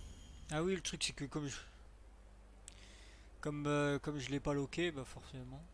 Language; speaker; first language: French; native; French